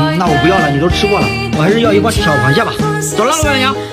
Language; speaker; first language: Chinese; native; Chinese